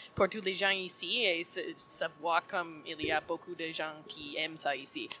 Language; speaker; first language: French; non-native, learner; English